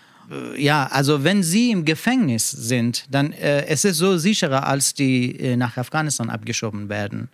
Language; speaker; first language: German; non-native, learner; Persian